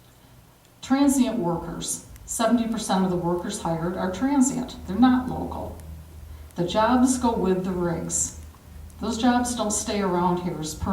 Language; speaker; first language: English; native; English